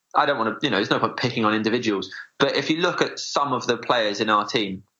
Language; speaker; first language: English; native; English